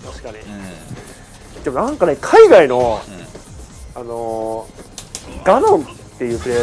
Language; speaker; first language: Japanese; native; Japanese